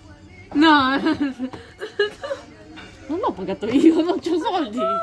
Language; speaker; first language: Italian; early bilingual, other home language; Filipino